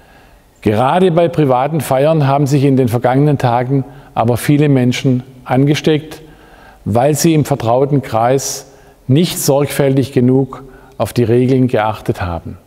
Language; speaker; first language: German; native; German